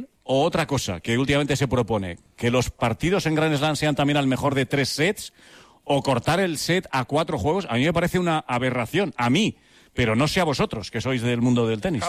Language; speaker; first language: Spanish; native; Spanish